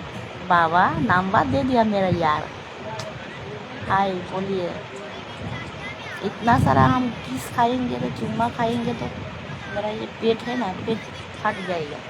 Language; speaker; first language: Hindi; non-native, local second language; Bangla